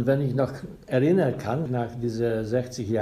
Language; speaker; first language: German; non-native, fluent; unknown